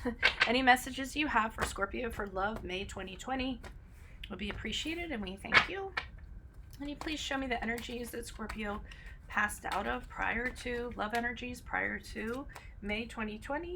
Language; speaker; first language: English; native; English